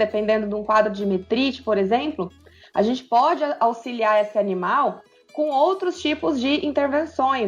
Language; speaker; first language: Portuguese; native; Portuguese